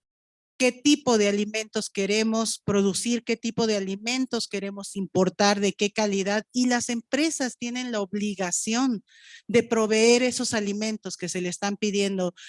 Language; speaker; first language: Spanish; native; Spanish